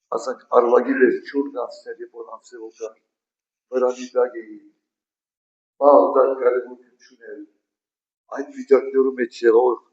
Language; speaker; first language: Armenian; native; Armenian